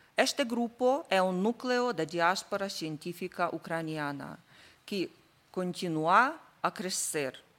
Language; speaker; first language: Portuguese; non-native, learner; Ukrainian